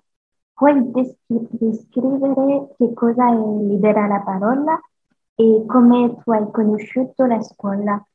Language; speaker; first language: Italian; non-native, learner; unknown